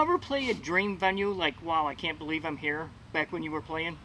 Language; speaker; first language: English; native; English